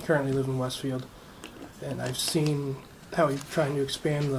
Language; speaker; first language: English; native; English